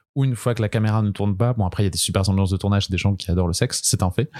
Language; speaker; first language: French; native; French